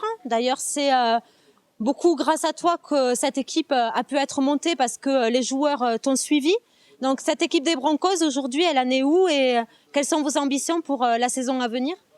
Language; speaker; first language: French; native; French